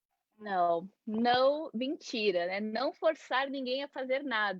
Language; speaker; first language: Portuguese; native; Portuguese